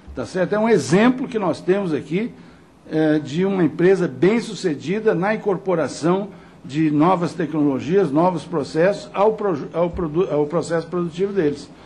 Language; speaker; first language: Portuguese; native; Portuguese